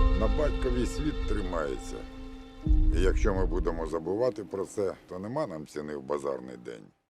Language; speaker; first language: Ukrainian; native; Ukrainian